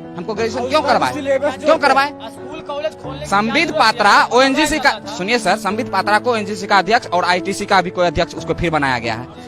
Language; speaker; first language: Hindi; native; Hindi